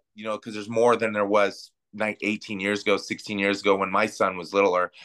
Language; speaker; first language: English; native; English